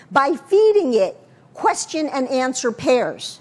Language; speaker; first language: English; native; English